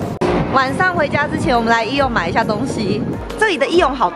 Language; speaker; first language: Chinese; native; Chinese